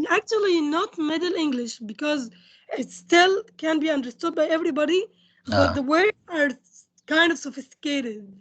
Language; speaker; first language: English; non-native, fluent; Indonesian